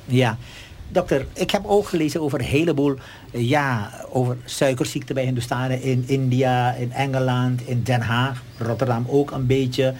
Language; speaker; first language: Dutch; native; Dutch